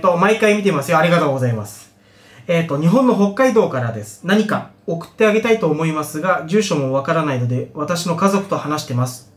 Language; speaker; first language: Japanese; native; Japanese